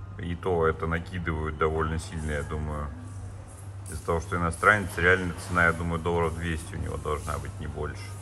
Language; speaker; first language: Russian; native; Russian